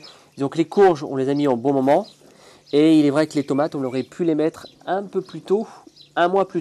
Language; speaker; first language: French; native; French